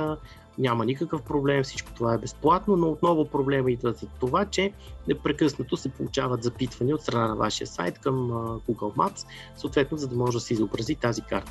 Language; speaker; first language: Bulgarian; native; Bulgarian